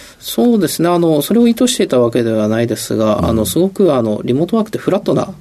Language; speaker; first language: Japanese; native; Japanese